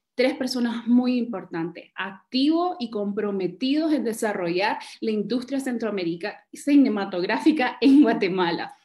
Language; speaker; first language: Spanish; native; Spanish